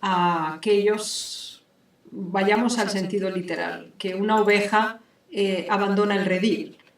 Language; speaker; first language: Spanish; native; Spanish